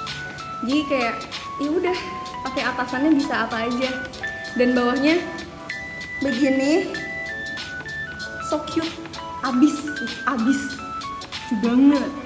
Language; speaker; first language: Indonesian; native; Indonesian